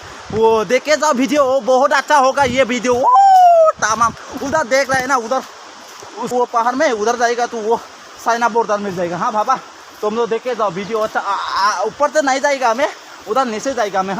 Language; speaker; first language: Hindi; non-native, local second language; Bodo